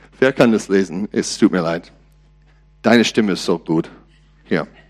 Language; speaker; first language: German; non-native, learner; English